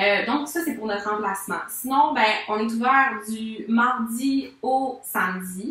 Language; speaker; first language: French; native; French